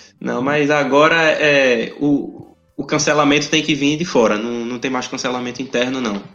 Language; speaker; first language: Portuguese; native; Portuguese